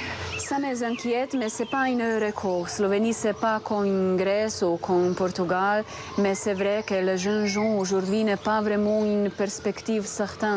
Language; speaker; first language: French; non-native, fluent; Slovenian